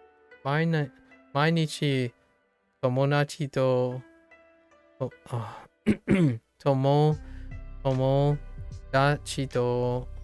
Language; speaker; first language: Japanese; non-native, learner; English